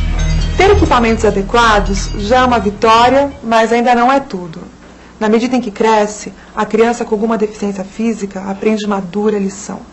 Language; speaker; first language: Portuguese; native; Portuguese